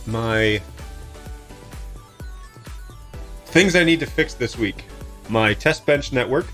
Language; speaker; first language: English; native; English